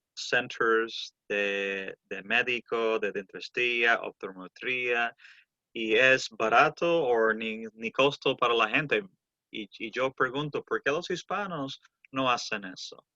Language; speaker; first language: Spanish; early bilingual, heritage; English